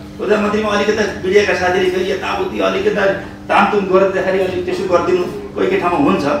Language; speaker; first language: Nepali; native; Nepali